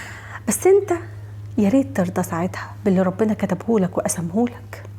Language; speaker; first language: Arabic; native; Arabic